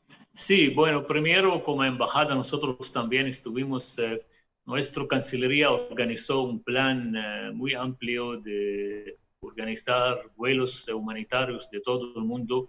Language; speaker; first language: Spanish; non-native, fluent; Hebrew